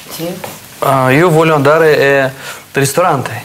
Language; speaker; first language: Italian; non-native, learner; Russian